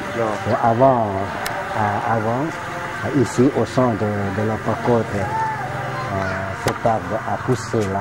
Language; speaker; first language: French; non-native, fluent; Lao